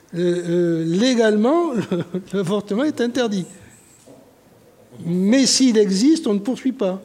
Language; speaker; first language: French; native; French